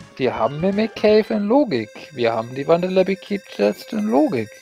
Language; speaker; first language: German; native; German